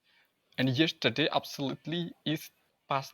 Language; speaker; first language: English; non-native, learner; Indonesian